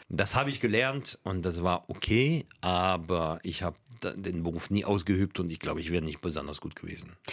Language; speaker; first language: German; non-native, fluent; French